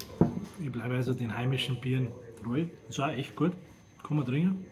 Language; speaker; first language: German; native; German